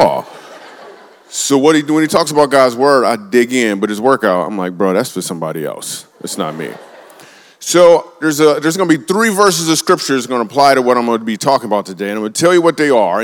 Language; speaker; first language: English; native; English